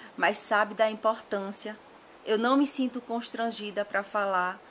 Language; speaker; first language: Portuguese; native; Portuguese